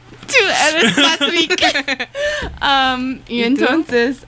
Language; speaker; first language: Spanish; non-native, learner; English